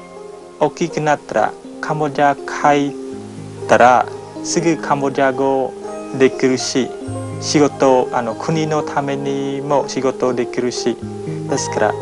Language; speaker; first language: Japanese; non-native, learner; Khmer